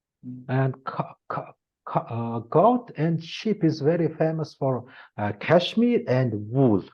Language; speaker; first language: English; non-native, learner; Mongolian